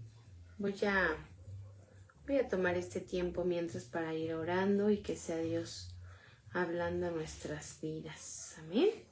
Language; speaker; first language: Spanish; native; Spanish